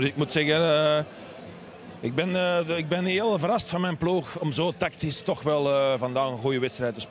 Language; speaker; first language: Dutch; native; Dutch